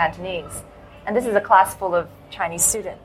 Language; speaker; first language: English; non-native, local second language; Cantonese